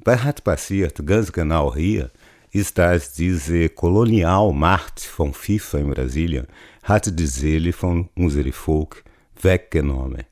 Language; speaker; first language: German; non-native, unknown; Portuguese